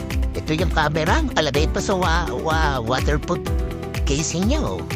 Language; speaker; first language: Filipino; native; Filipino